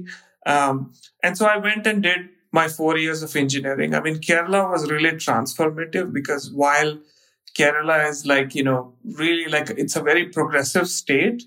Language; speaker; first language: English; non-native, local second language; Hindi